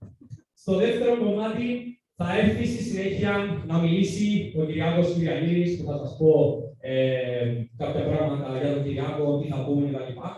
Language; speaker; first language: Greek; native; Greek